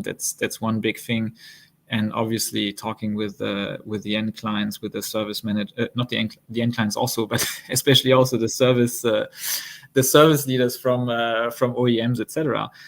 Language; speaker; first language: English; non-native, fluent; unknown